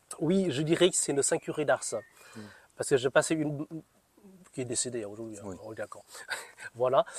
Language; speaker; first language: French; non-native, fluent; Vietnamese